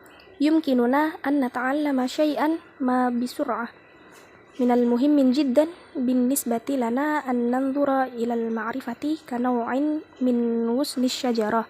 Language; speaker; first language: Arabic; non-native, learner; Indonesian